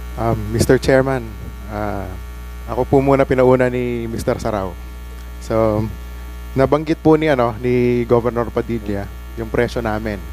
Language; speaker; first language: Filipino; native; Filipino